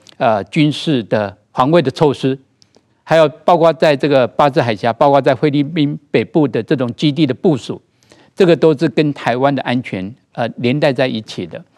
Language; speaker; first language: Chinese; native; Chinese